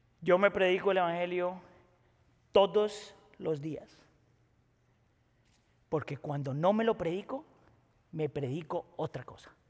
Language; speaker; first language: Spanish; native; Spanish